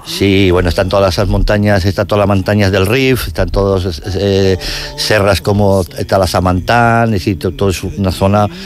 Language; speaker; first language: Catalan; non-native, local second language; Spanish